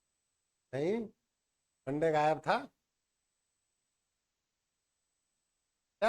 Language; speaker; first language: Hindi; native; Hindi